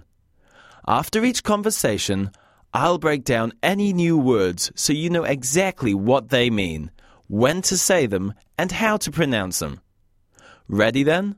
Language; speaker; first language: English; native; English